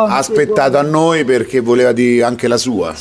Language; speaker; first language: Italian; native; Italian